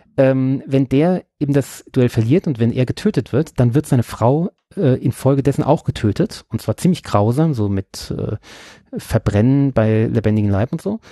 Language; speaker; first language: German; native; German